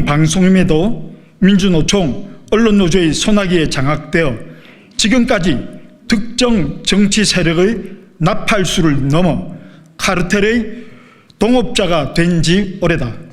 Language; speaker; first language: Korean; native; Korean